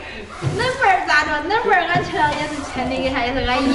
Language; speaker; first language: Chinese; native; Chinese